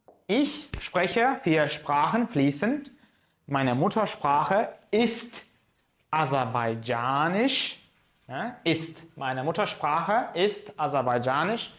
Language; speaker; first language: German; non-native, fluent; Azerbaijani